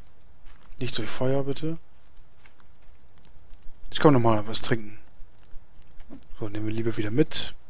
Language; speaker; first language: German; native; German